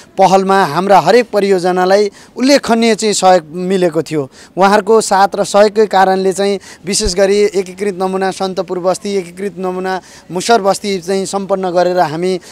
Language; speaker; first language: Nepali; native; Nepali